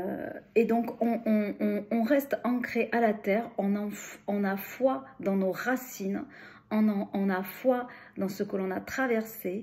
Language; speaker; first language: French; native; French